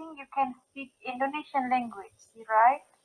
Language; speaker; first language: English; non-native, learner; Indonesian